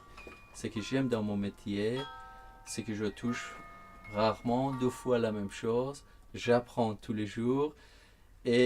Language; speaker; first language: French; non-native, fluent; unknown